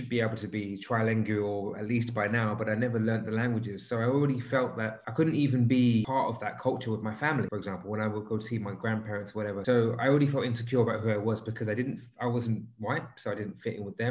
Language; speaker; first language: English; native; English